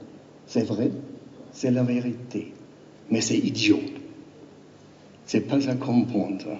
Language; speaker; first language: French; non-native, learner; German